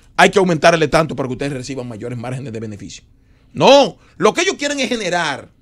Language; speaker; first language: Spanish; native; Spanish